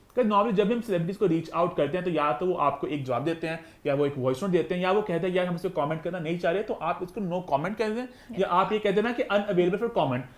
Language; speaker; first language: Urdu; native; Urdu